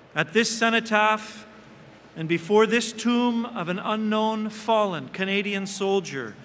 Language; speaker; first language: English; native; English